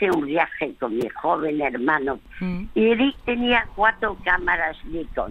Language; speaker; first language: Spanish; early bilingual, other home language; French